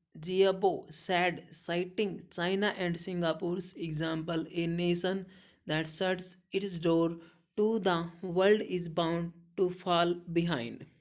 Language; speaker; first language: English; non-native, local second language; Hindi